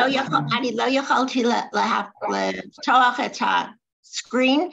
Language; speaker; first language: Hebrew; non-native, learner; English